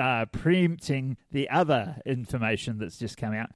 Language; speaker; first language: English; native; English